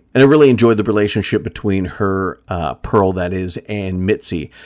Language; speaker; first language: English; early bilingual, other home language; German